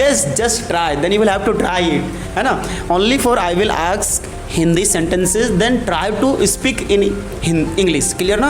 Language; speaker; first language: English; non-native, local second language; Hindi